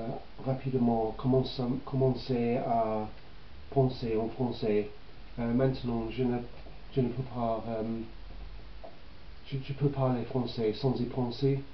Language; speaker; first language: French; non-native, learner; English